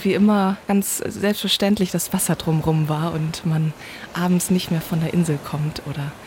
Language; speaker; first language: German; non-native, local second language; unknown